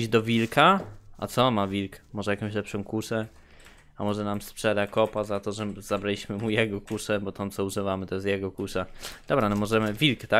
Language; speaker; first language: Polish; native; Polish